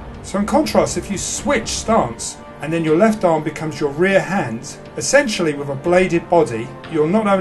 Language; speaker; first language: English; native; English